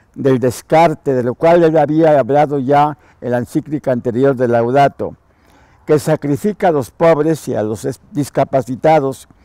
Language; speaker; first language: Spanish; native; Spanish